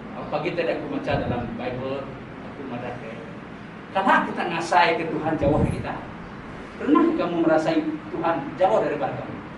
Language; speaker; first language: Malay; non-native, local second language; Iban